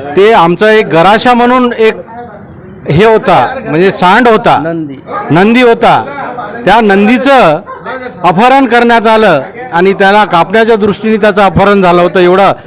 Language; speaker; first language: Marathi; non-native, local second language; Lambadi